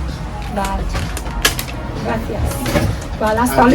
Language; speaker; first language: Spanish; non-native, learner; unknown